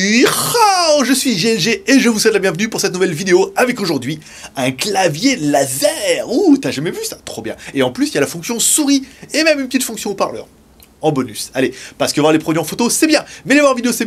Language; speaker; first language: French; native; French